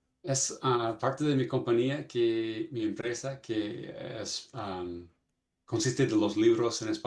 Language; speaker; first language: Spanish; non-native, fluent; English